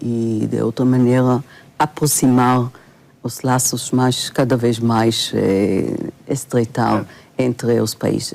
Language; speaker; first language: Portuguese; non-native, fluent; Hebrew